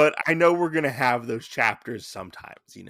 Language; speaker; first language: English; native; English